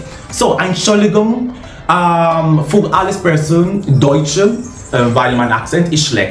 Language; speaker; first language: German; non-native, learner; English